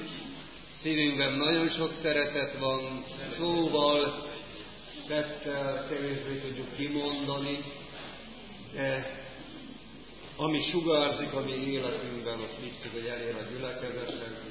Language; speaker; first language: Hungarian; native; Hungarian